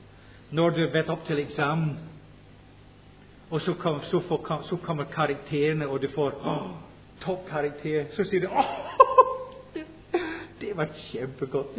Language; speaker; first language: Norwegian; non-native, fluent; English